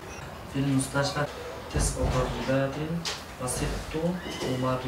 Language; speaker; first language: Arabic; non-native, learner; Uzbek